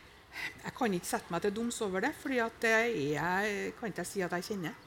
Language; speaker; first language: Norwegian; native; Norwegian